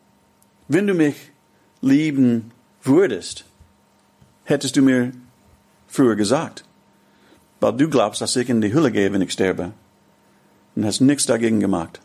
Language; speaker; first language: German; non-native, fluent; English